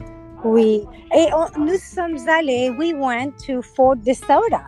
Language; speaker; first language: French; non-native, learner; English